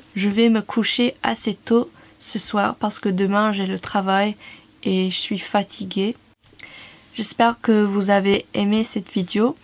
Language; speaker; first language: French; non-native, fluent; English